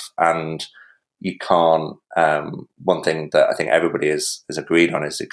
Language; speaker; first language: English; native; English